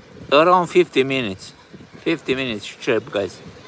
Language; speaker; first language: English; non-native, fluent; Romanian